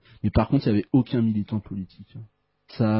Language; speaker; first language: French; native; French